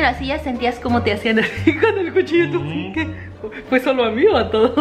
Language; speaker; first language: Spanish; native; Spanish